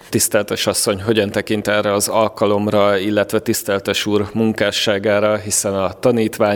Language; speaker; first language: Hungarian; native; Hungarian